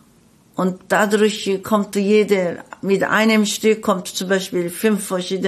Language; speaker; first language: German; non-native, fluent; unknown